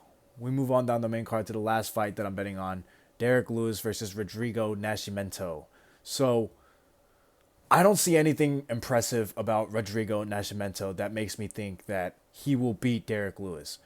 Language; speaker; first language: English; native; English